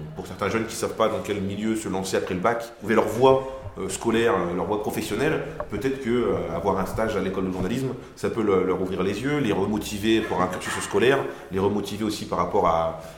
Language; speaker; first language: French; native; French